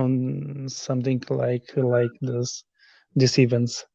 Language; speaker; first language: English; non-native, learner; Polish